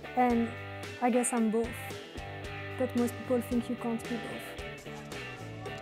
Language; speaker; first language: English; non-native, fluent; French